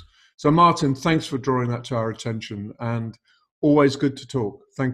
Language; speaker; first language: English; native; English